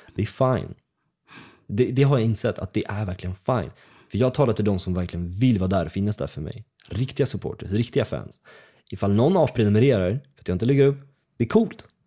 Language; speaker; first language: Swedish; early bilingual, other home language; Russian